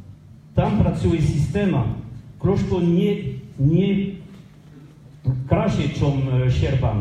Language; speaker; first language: Ukrainian; non-native, learner; French